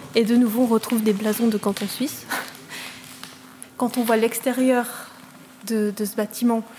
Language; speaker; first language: French; native; French